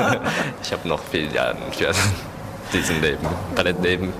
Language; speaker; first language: German; non-native, learner; Japanese